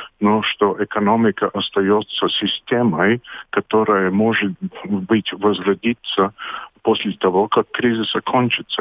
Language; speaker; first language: Russian; non-native, local second language; Latvian